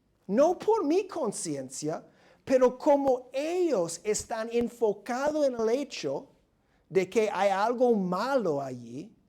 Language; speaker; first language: Spanish; non-native, fluent; English